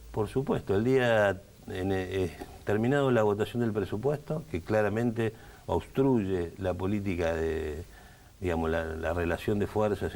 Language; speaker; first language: Spanish; native; Spanish